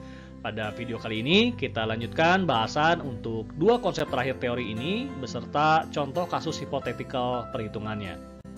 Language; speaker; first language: Indonesian; native; Indonesian